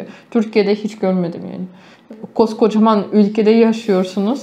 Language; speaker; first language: Turkish; non-native, fluent; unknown